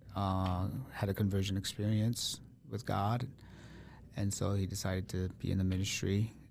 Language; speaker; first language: English; early bilingual, other home language; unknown